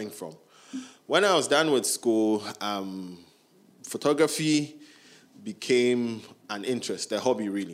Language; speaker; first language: English; non-native, local second language; Akan